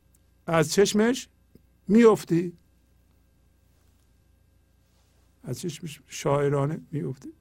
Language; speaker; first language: Persian; native; Persian